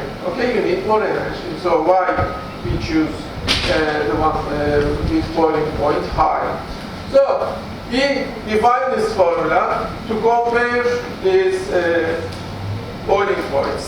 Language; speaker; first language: English; non-native, fluent; Turkish